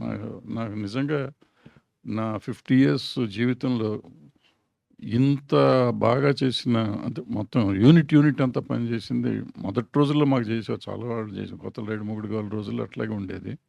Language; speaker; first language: Telugu; native; Telugu